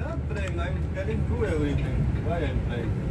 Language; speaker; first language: English; non-native, learner; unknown